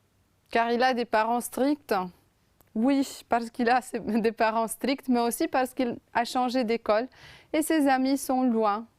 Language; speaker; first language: French; non-native, fluent; Romanian